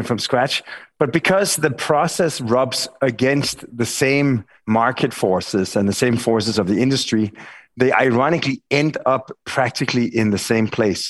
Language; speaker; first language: English; non-native, fluent; Danish